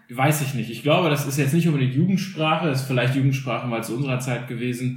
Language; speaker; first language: German; early bilingual, other home language; Albanian